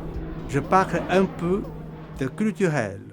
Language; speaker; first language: French; non-native, fluent; Korean